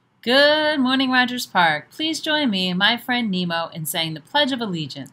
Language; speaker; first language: English; native; English